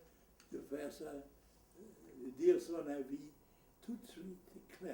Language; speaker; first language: French; non-native, fluent; English